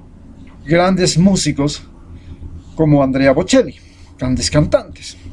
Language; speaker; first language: Spanish; native; Spanish